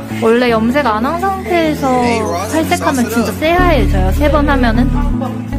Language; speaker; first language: Korean; non-native, learner; Vietnamese